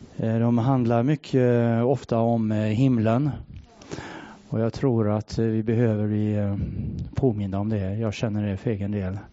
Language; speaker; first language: Swedish; native; Swedish